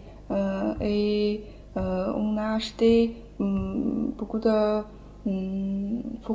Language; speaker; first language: French; non-native, learner; Chinese